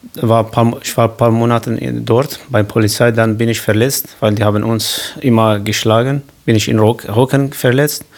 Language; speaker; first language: German; non-native, learner; Kurdish